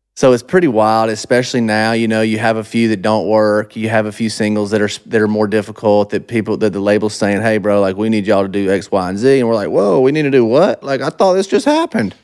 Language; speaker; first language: English; native; English